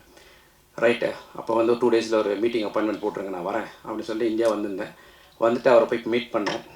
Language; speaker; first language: Tamil; native; Tamil